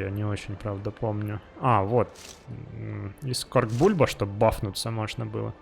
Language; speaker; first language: Russian; native; Russian